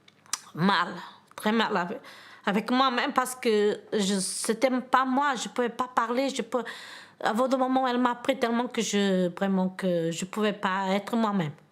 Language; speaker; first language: French; non-native, learner; Portuguese